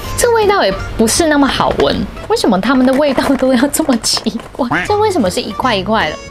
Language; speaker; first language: Chinese; native; Chinese